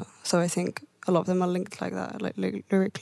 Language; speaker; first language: English; native; English